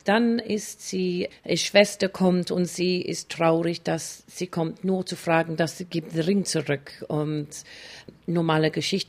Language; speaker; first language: German; non-native, fluent; English